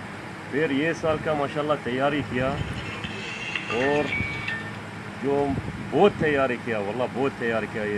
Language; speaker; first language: Hindi; non-native, learner; Arabic